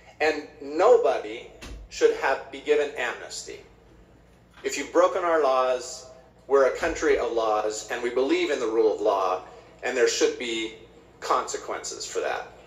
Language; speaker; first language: English; native; English